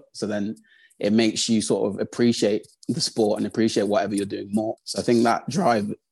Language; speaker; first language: English; native; English